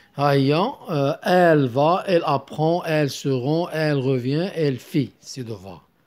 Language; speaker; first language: French; non-native, local second language; Arabic